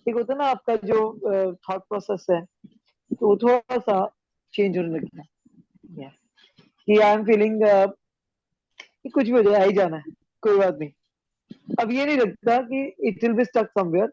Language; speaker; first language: Hindi; native; Hindi